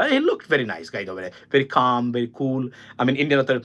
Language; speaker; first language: English; non-native, local second language; Bangla